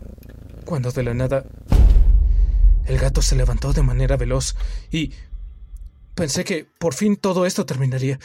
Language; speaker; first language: Spanish; native; Spanish